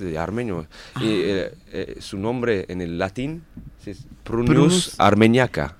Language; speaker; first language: Spanish; non-native, learner; French